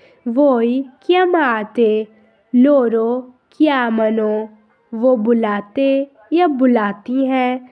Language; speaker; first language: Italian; non-native, fluent; Urdu